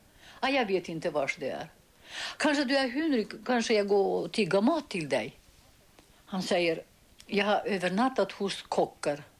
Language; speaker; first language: Swedish; early bilingual, heritage; Swedish